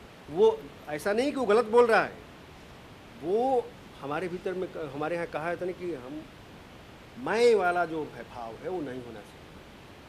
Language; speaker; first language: Hindi; native; Hindi